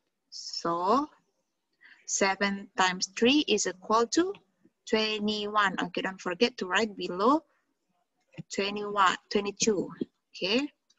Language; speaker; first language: English; non-native, fluent; Indonesian